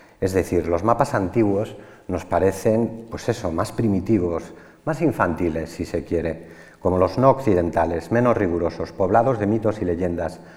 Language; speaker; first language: Spanish; native; Spanish